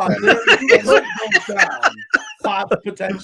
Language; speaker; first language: English; native; English